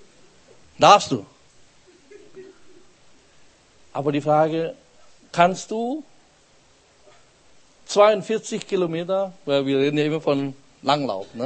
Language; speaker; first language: German; non-native, fluent; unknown